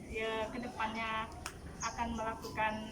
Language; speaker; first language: Indonesian; native; Indonesian